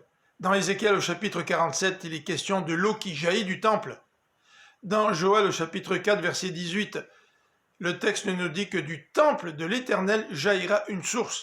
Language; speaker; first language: French; native; French